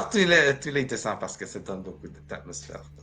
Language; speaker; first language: French; non-native, learner; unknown